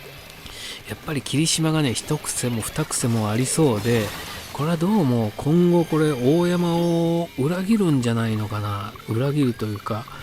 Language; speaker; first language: Japanese; native; Japanese